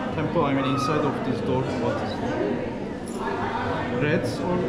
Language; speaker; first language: English; non-native, learner; Turkish